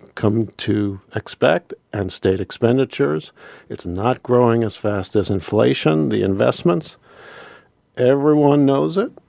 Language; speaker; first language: English; native; English